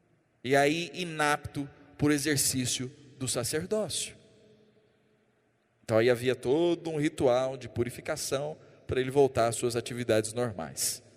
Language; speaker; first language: Portuguese; native; Portuguese